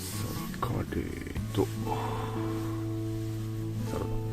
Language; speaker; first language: Japanese; native; Japanese